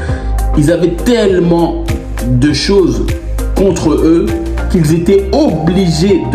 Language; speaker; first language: French; native; French